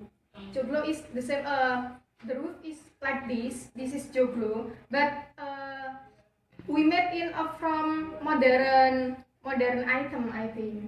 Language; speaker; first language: English; non-native, learner; Javanese